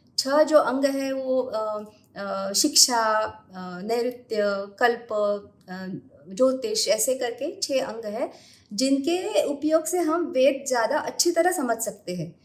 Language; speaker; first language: Hindi; non-native, local second language; Marathi